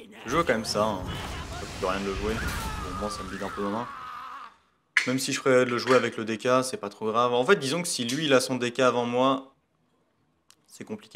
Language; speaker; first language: French; native; French